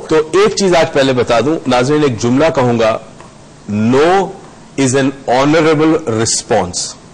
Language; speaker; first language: Urdu; native; Urdu